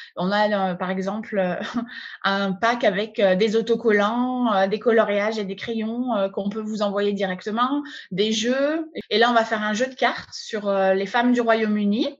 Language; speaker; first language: French; native; French